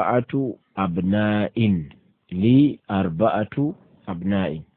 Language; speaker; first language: Arabic; non-native, fluent; Fula